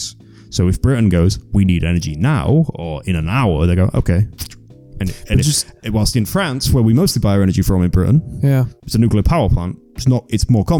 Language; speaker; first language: English; native; English